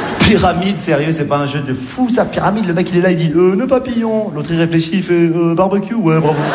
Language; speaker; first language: French; native; French